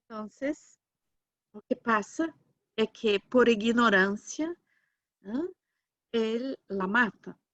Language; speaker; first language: Spanish; non-native, learner; Portuguese